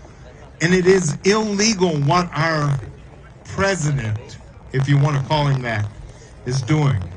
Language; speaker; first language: English; native; English